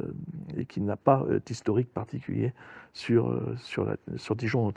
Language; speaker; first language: French; native; French